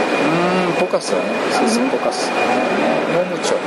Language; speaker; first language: Spanish; non-native, learner; Japanese